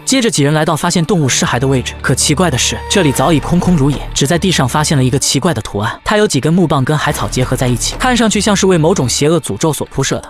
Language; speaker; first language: Chinese; native; Chinese